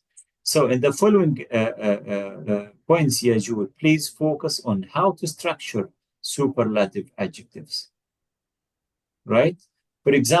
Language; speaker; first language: English; non-native, fluent; Arabic